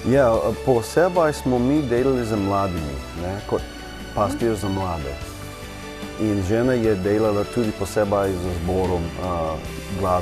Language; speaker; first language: Slovenian; non-native, learner; English